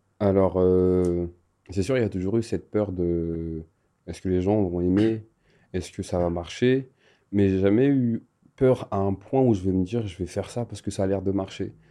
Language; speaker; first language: French; non-native, local second language; Malagasy